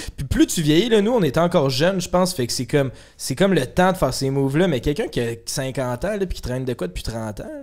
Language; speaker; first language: French; native; French